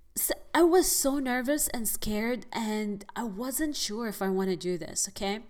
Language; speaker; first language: English; non-native, fluent; Arabic